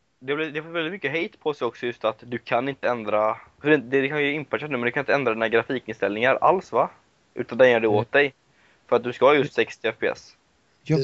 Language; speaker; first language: Swedish; native; Swedish